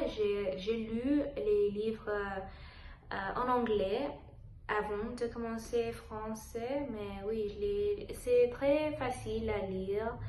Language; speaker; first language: French; non-native, learner; Telugu